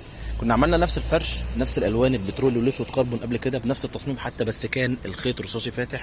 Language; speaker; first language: Arabic; native; Arabic